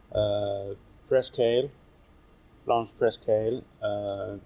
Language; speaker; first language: English; non-native, fluent; Swedish